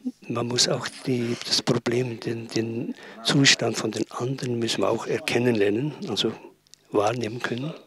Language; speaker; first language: German; non-native, learner; Tibetan